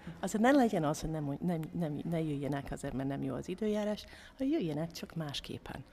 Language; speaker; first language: Hungarian; non-native, fluent; English